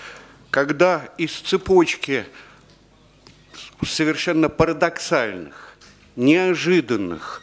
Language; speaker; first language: Russian; native; Russian